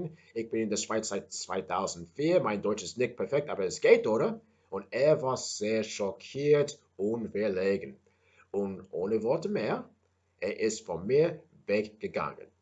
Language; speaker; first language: German; non-native, learner; English